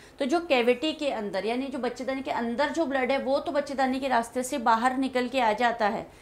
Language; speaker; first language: Hindi; native; Hindi